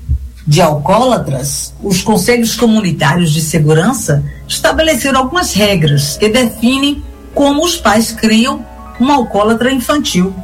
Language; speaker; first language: Portuguese; native; Portuguese